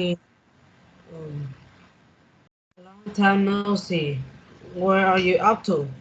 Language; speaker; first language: English; non-native, learner; Vietnamese